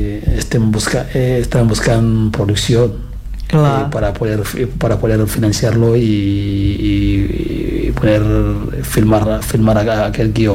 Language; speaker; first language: Catalan; non-native, fluent; Fula